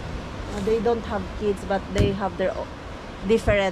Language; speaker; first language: English; non-native, local second language; Filipino